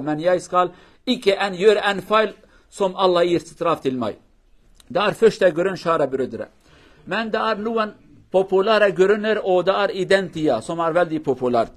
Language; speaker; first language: Norwegian; non-native, fluent; Kurdish